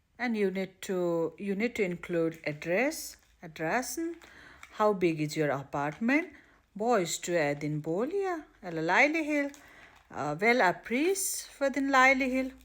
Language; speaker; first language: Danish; non-native, learner; Nepali